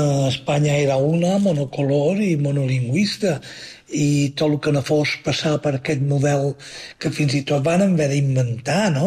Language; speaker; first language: Catalan; native; Catalan